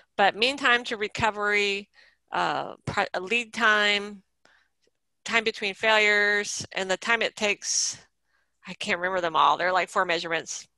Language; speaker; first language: English; native; English